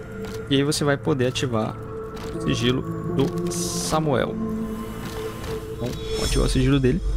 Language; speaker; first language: Portuguese; native; Portuguese